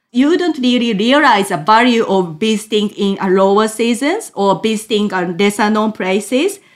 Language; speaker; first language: English; non-native, fluent; Japanese